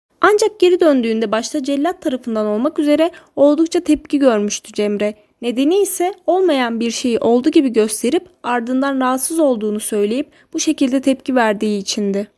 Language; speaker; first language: Turkish; native; Turkish